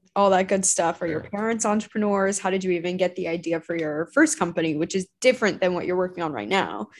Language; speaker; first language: English; native; English